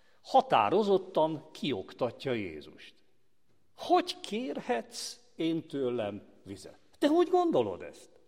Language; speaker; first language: Hungarian; native; Hungarian